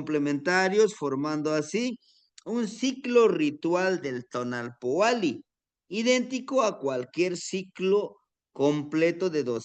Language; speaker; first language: Spanish; native; Spanish